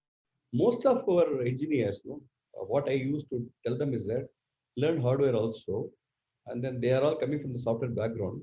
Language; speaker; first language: English; non-native, local second language; Tamil